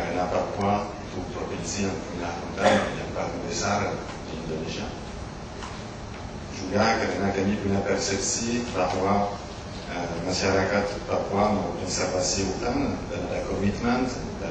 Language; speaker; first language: Indonesian; non-native, learner; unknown